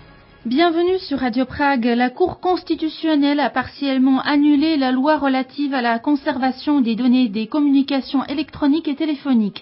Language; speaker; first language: French; native; French